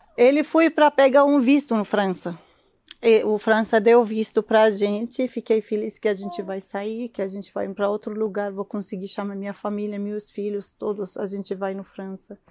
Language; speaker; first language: Portuguese; non-native, learner; Arabic